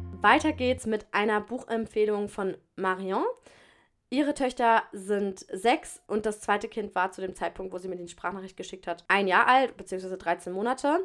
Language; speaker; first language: German; native; German